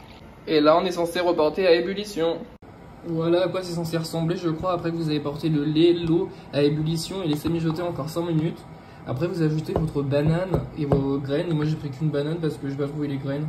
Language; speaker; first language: French; native; French